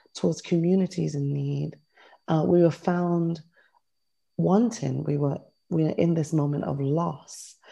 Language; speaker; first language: English; native; English